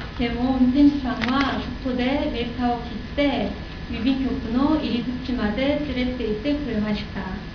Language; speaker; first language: Japanese; non-native, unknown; Korean